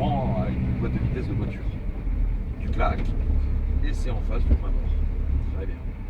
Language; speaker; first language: French; native; French